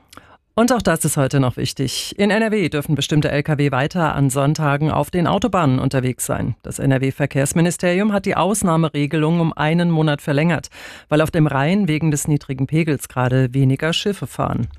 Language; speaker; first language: German; native; German